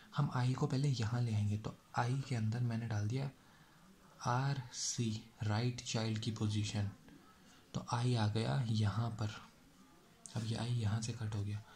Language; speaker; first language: Hindi; native; Hindi